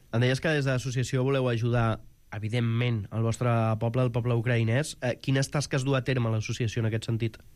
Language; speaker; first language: Catalan; native; Catalan